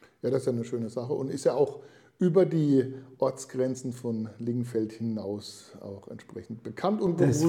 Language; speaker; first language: German; native; German